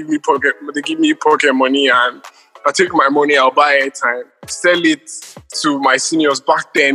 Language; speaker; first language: English; non-native, local second language; Yoruba